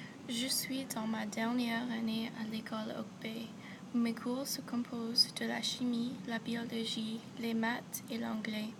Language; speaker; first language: French; non-native, local second language; English